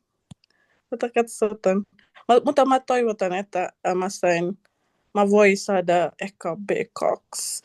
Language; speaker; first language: Finnish; non-native, learner; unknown